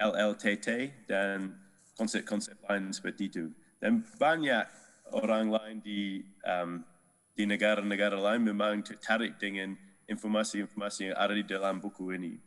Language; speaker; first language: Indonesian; non-native, fluent; English